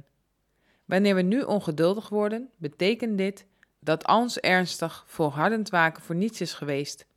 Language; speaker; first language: Dutch; native; Dutch